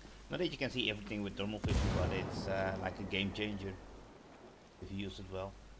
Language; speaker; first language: English; non-native, fluent; Dutch